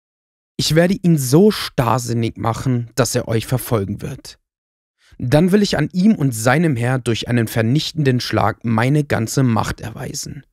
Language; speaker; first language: German; native; German